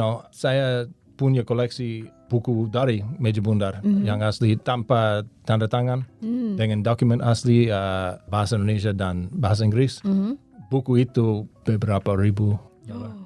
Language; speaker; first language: Indonesian; non-native, learner; English